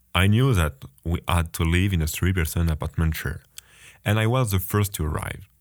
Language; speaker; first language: English; non-native, fluent; French